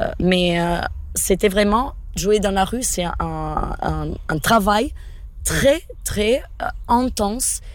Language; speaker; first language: French; non-native, fluent; Portuguese